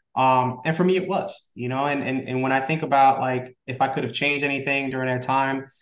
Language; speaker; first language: English; early bilingual, other home language; Spanish